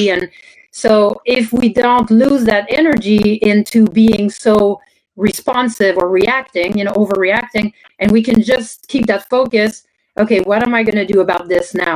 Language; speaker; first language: English; non-native, fluent; French